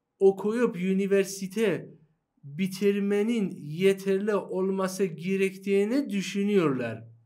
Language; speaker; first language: Turkish; non-native, fluent; Persian